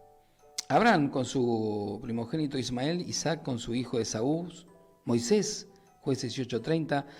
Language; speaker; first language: Spanish; native; Spanish